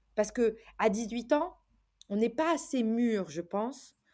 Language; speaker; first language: French; early bilingual, other home language; Arabic